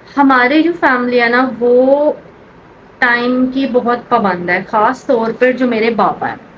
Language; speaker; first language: Urdu; native; Urdu